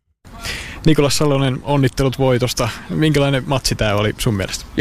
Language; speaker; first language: Finnish; native; Finnish